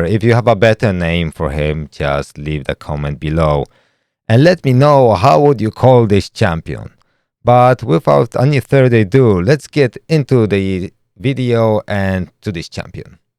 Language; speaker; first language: English; non-native, fluent; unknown